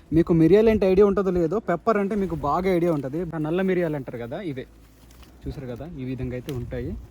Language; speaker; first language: Telugu; non-native, local second language; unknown